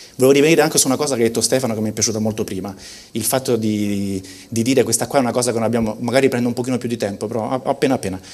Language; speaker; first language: Italian; early bilingual, heritage; Italian